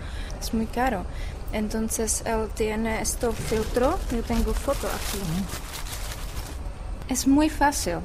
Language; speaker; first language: Spanish; non-native, learner; Czech